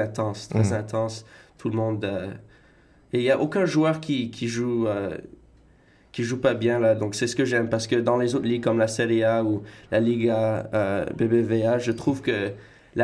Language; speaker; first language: French; native; French